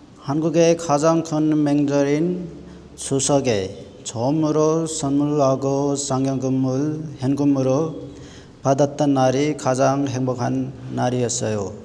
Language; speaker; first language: Korean; non-native, learner; Nepali